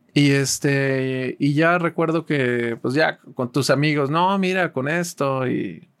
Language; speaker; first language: Spanish; native; Spanish